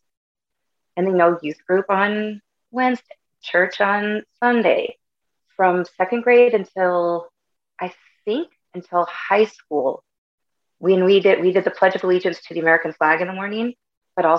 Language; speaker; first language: English; native; English